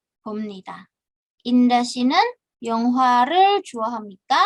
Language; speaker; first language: Korean; non-native, fluent; Indonesian